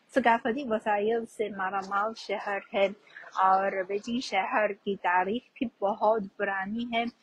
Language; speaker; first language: Urdu; non-native, fluent; Chinese